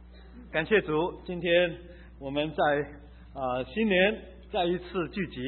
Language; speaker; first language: Chinese; native; Chinese